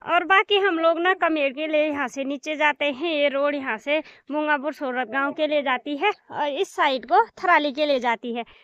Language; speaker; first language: Hindi; native; Hindi